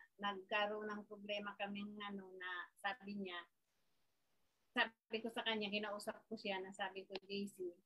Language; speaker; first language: Filipino; native; Filipino